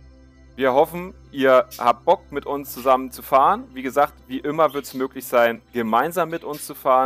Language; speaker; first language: German; native; German